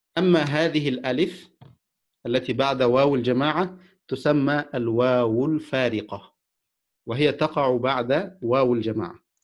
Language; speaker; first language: Arabic; non-native, fluent; Indonesian